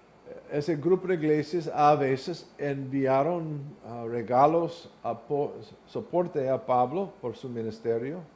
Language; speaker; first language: Spanish; non-native, learner; English